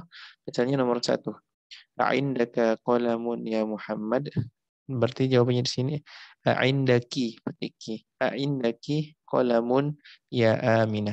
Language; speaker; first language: Indonesian; native; Indonesian